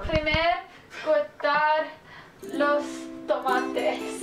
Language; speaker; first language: Spanish; non-native, learner; English